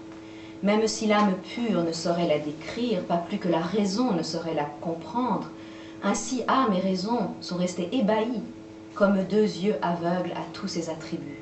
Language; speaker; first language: French; native; French